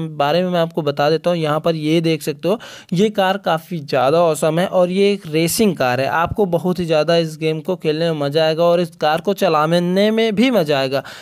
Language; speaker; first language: Hindi; native; Hindi